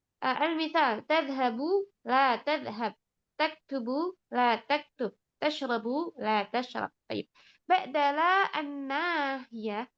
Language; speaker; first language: Arabic; non-native, fluent; Indonesian